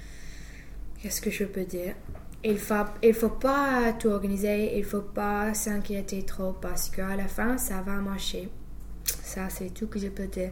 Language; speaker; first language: French; non-native, fluent; English